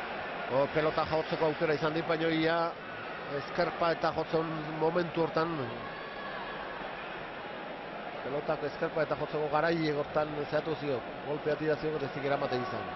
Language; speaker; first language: Basque; native; Basque